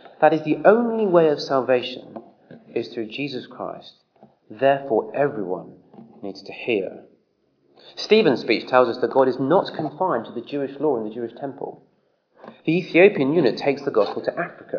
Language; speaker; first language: English; native; English